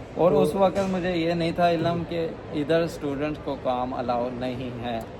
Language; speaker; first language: Urdu; non-native, local second language; Punjabi